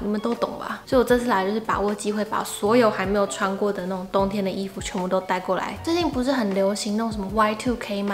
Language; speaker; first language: Chinese; native; Chinese